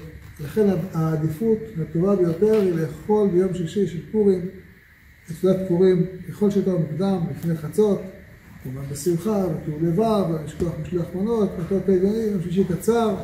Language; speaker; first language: Hebrew; native; Hebrew